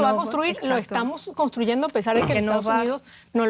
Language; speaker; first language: Spanish; native; Spanish